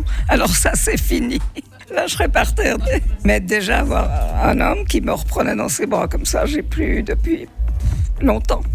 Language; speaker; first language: French; native; French